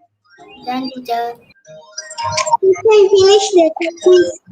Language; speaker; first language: English; non-native, local second language; Tamil